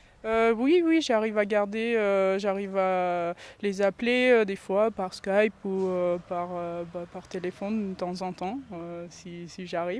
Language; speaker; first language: French; non-native, fluent; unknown